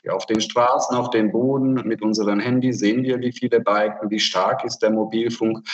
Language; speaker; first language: German; non-native, fluent; Hungarian